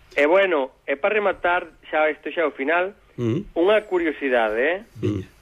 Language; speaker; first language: Galician; native; Galician